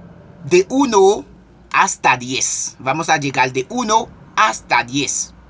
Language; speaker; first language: Spanish; non-native, local second language; Haitian Creole